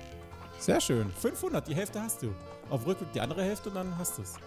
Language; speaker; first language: German; native; German